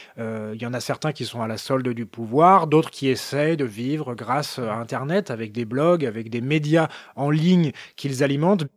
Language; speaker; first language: French; native; French